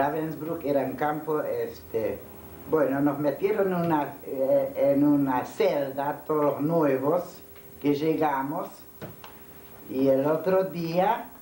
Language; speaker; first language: Spanish; non-native, fluent; Hungarian